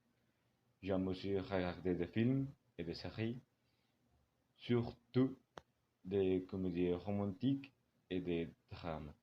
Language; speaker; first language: French; non-native, learner; Spanish